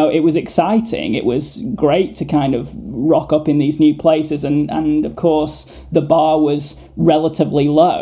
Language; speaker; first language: English; native; English